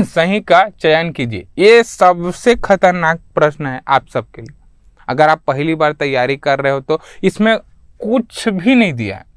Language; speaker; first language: Hindi; native; Hindi